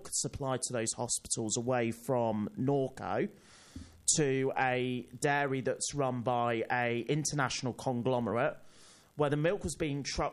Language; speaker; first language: English; native; English